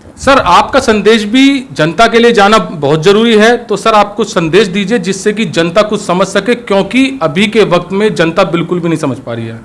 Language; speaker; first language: Hindi; native; Hindi